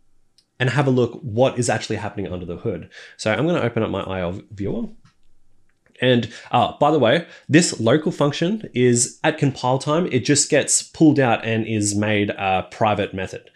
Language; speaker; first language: English; native; English